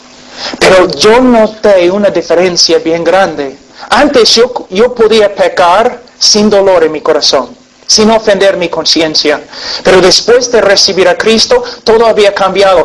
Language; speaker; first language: Spanish; non-native, fluent; English